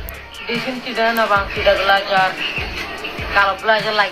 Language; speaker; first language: Indonesian; non-native, learner; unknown